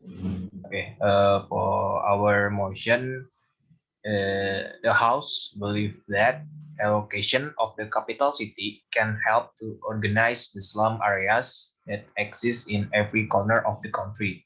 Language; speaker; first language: English; non-native, learner; Indonesian